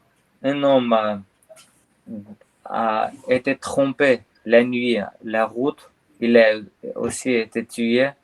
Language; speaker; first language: French; non-native, learner; Armenian